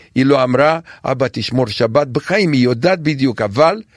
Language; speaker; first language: Hebrew; non-native, fluent; Romanian